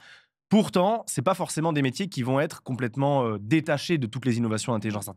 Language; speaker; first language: French; native; French